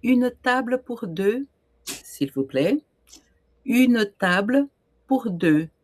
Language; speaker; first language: French; non-native, fluent; Portuguese